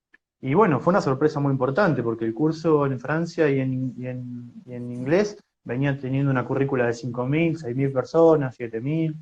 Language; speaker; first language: Spanish; native; Spanish